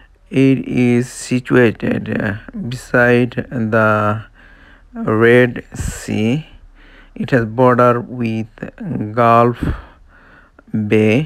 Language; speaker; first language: English; non-native, local second language; Bangla